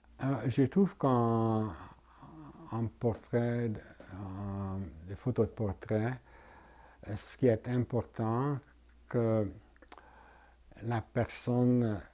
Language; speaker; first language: French; non-native, fluent; Hungarian